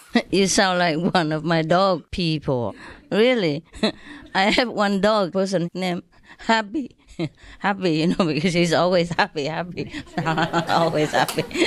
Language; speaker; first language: English; non-native, fluent; Vietnamese